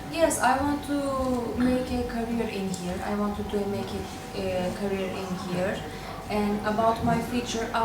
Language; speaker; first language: English; non-native, learner; Turkish